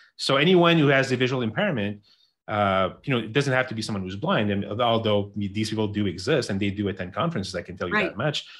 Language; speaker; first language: English; non-native, local second language; French